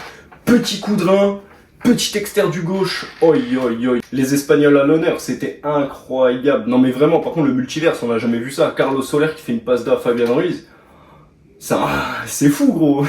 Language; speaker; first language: French; native; French